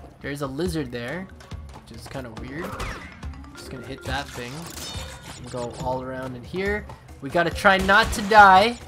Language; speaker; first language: English; native; English